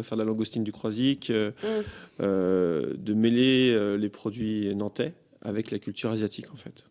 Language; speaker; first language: French; native; French